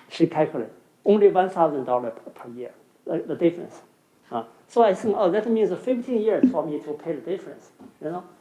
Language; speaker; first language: English; non-native, fluent; Chinese